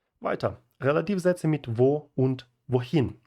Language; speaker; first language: German; non-native, fluent; Ukrainian